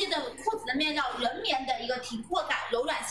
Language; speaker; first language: Chinese; native; Chinese